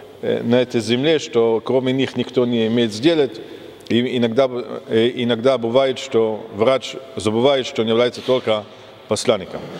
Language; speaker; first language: Russian; non-native, fluent; German